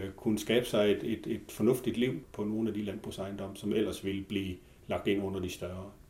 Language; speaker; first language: Danish; native; Danish